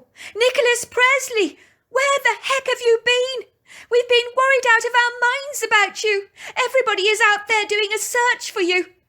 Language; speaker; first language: English; native; English